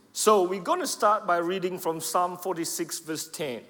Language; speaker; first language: English; non-native, fluent; Indonesian